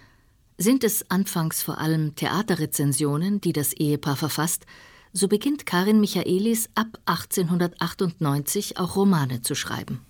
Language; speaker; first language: German; native; German